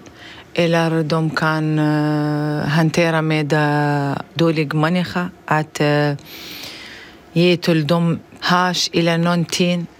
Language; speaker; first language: Swedish; non-native, learner; Arabic